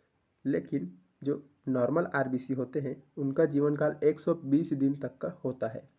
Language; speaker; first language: Hindi; native; Hindi